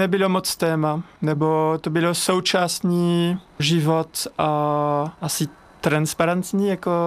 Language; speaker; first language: Czech; non-native, fluent; French